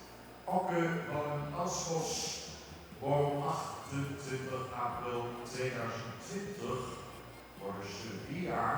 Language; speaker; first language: Dutch; native; Dutch